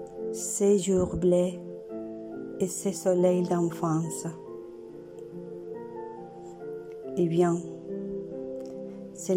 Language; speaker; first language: French; non-native, learner; Spanish